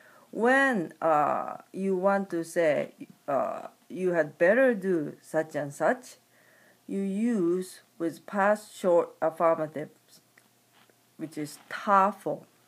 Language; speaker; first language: English; non-native, fluent; Japanese